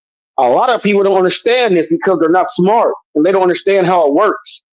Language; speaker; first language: English; native; English